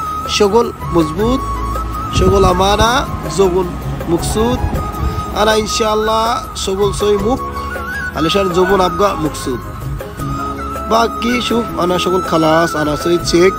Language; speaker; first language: Arabic; non-native, learner; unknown